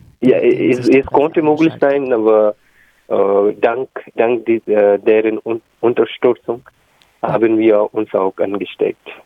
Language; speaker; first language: German; non-native, learner; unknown